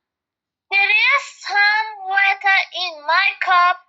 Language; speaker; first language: English; non-native, learner; Azerbaijani